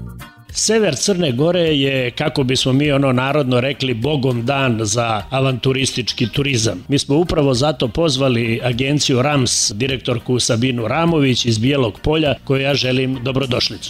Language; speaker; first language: Serbian; native; Serbian